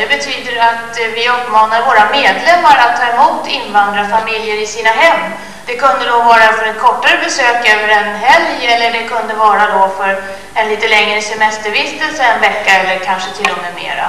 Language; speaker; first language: Swedish; native; Swedish